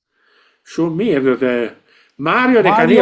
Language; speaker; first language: Albanian; non-native, learner; Italian